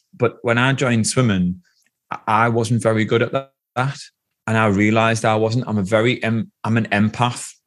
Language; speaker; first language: English; native; English